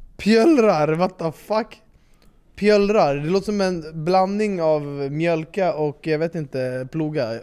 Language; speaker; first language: Swedish; native; Swedish